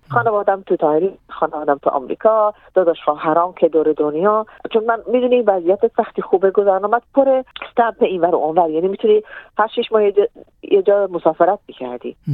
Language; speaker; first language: Persian; non-native, fluent; Arabic